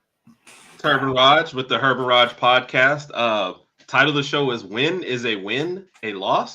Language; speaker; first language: English; native; English